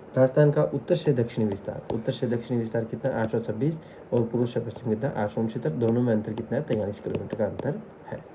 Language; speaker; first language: Hindi; native; Hindi